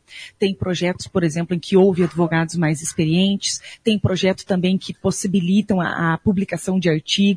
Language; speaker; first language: Portuguese; native; Portuguese